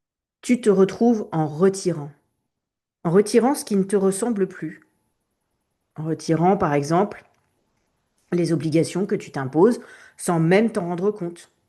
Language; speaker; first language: French; native; French